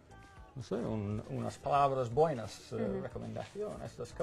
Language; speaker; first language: Spanish; non-native, learner; English